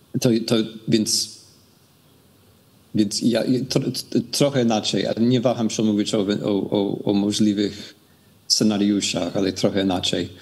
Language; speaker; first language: Polish; non-native, fluent; English